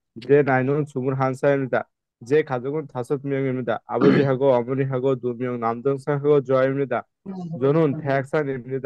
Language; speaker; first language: Korean; non-native, learner; Bangla